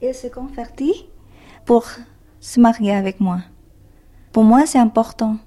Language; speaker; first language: French; non-native, learner; Indonesian